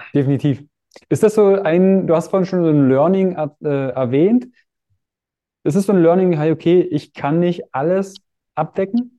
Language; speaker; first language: German; native; German